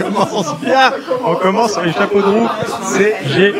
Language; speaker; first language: French; native; French